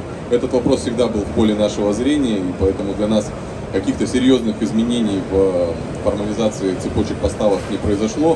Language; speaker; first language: Russian; native; Russian